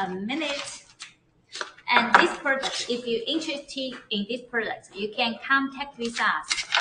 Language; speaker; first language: English; non-native, learner; Chinese